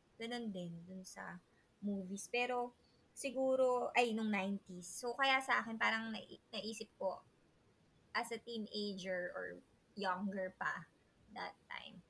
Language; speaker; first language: Filipino; native; Filipino